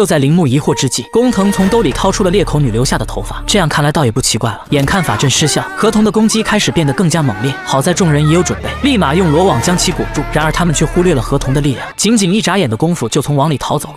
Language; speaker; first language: Chinese; native; Chinese